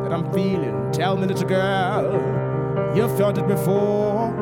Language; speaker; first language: English; native; English